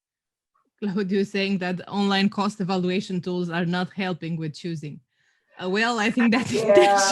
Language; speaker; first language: English; non-native, fluent; Romanian